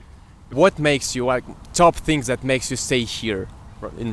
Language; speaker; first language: English; non-native, fluent; Russian